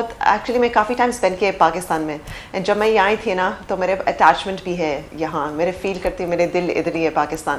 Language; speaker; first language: Hindi; early bilingual, heritage; English